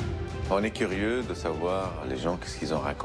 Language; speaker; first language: French; non-native, fluent; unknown